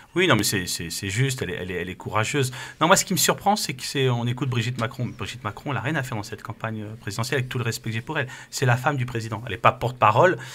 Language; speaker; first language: French; native; French